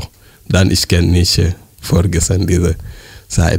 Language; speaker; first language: German; non-native, learner; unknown